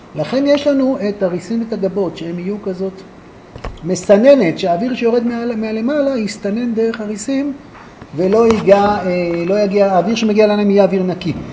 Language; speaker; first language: Hebrew; native; Hebrew